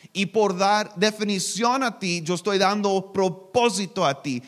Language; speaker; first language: Spanish; non-native, learner; English